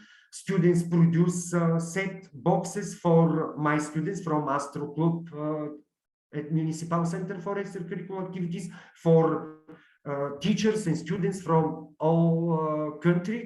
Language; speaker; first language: English; non-native, learner; Bulgarian